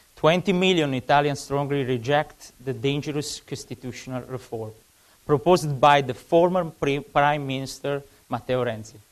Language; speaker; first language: English; non-native, fluent; Italian